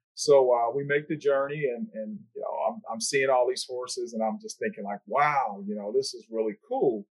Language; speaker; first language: English; native; English